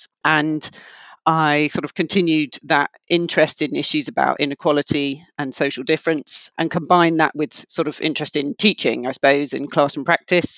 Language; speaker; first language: English; native; English